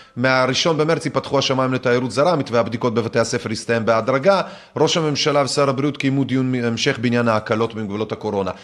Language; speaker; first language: Hebrew; early bilingual, other home language; Russian